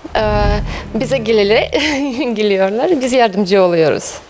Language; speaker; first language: Turkish; non-native, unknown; Russian